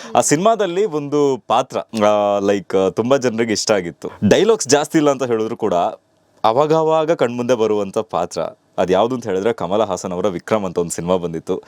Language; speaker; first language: Kannada; native; Kannada